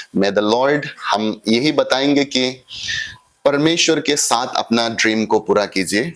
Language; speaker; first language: Hindi; non-native, local second language; Assamese